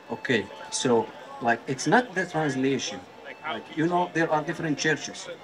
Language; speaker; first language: English; non-native, fluent; Arabic